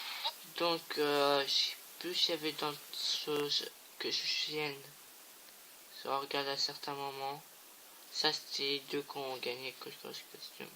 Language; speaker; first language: French; native; French